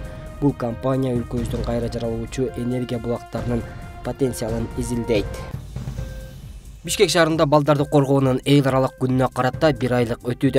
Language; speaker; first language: Kyrgyz; native; Kyrgyz